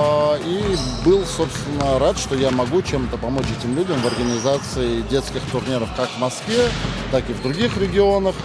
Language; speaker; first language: Russian; native; Russian